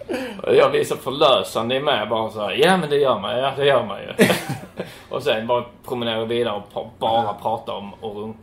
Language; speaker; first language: Swedish; native; Swedish